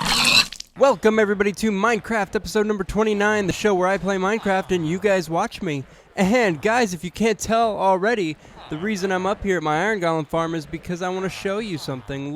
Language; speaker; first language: English; native; English